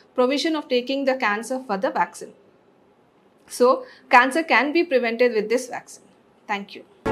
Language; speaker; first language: English; non-native, local second language; Telugu